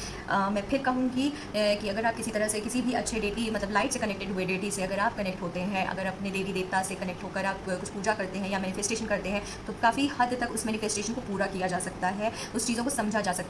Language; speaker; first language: Hindi; native; Hindi